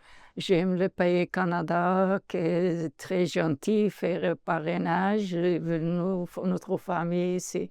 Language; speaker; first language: French; non-native, learner; Persian